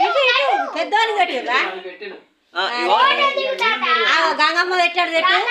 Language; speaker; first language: Telugu; native; Telugu